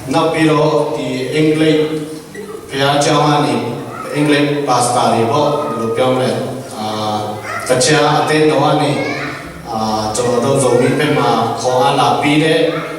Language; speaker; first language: Burmese; non-native, local second language; Tedim Chin